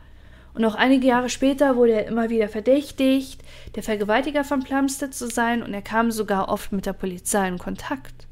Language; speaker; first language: German; native; German